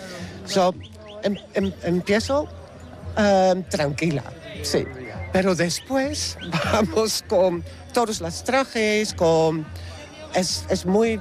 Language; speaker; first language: Spanish; non-native, learner; Dutch